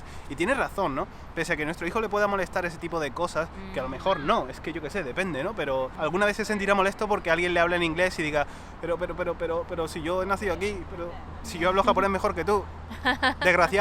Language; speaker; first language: Spanish; native; Spanish